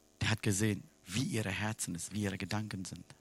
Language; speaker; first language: German; non-native, fluent; Tamil